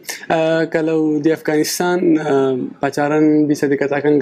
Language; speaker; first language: Indonesian; non-native, fluent; Pashto